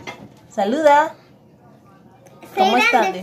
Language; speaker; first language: Spanish; native; Spanish